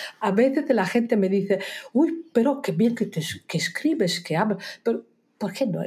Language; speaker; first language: Spanish; non-native, fluent; Italian